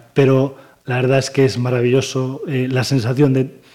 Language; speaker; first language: Spanish; native; Spanish